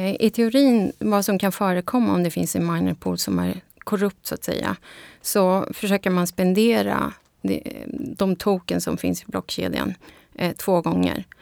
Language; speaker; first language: Swedish; non-native, fluent; Spanish